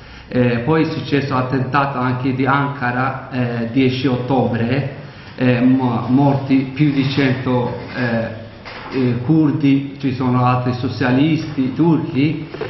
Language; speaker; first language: Italian; non-native, learner; Kurdish